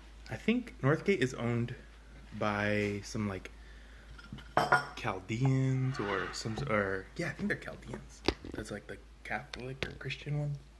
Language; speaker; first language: English; early bilingual, other home language; Spanish